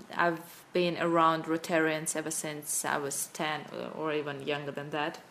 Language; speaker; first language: English; non-native, fluent; Russian